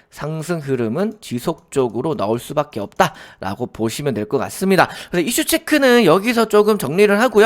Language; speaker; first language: Korean; native; Korean